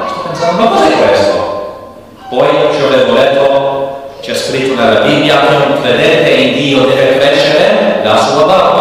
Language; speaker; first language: Italian; non-native, learner; English